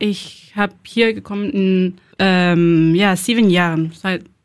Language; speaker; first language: German; non-native, learner; Spanish